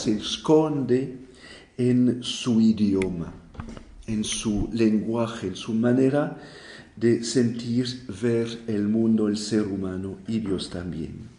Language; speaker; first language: Spanish; non-native, fluent; French